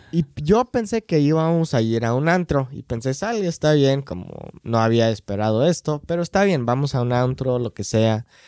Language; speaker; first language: Spanish; non-native, fluent; English